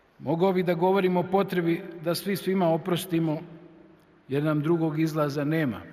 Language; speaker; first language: Serbian; native; Serbian